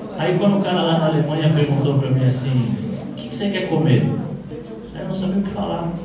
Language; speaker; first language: Portuguese; native; Portuguese